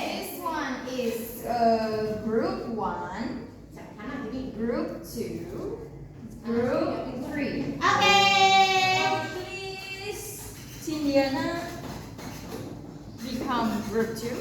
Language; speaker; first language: English; non-native, learner; Indonesian